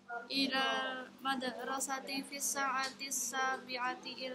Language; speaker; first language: Arabic; non-native, learner; Indonesian